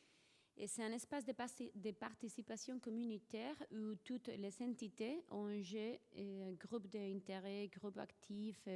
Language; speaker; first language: French; non-native, fluent; Spanish